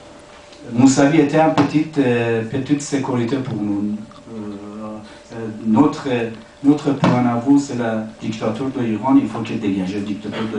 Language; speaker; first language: French; non-native, learner; Persian